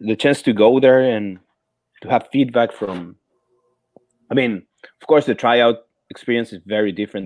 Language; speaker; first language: English; non-native, fluent; Spanish